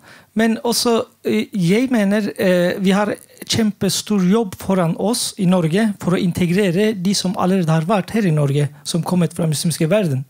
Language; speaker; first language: Norwegian; non-native, fluent; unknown